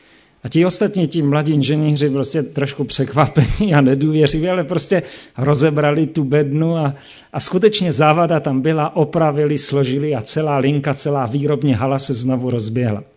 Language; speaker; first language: Czech; native; Czech